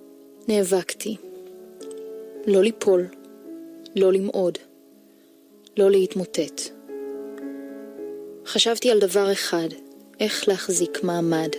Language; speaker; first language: Hebrew; native; Hebrew